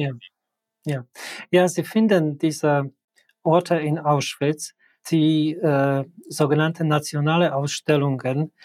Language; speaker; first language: German; non-native, fluent; Polish